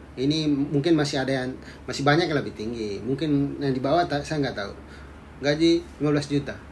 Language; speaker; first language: Indonesian; native; Indonesian